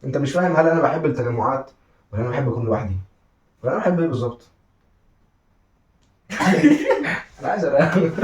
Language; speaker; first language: Arabic; native; Arabic